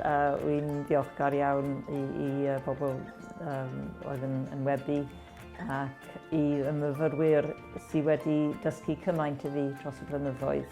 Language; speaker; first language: Welsh; non-native, fluent; English